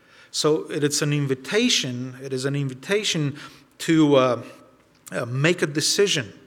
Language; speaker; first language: English; non-native, fluent; Romanian